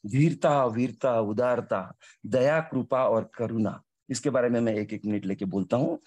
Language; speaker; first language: Hindi; non-native, local second language; Marathi